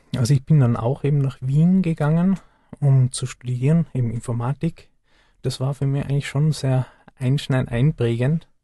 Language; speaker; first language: German; native; German